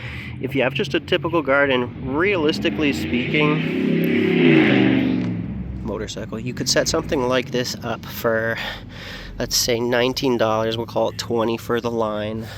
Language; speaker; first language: English; native; English